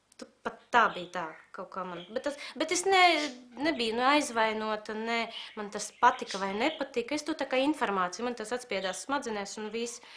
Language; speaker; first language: Latvian; early bilingual, other home language; Russian